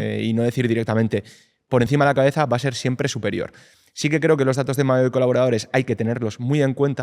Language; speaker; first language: Spanish; native; Spanish